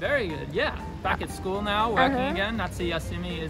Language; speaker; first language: English; native; English